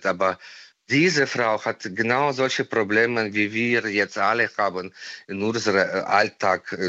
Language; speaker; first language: German; non-native, fluent; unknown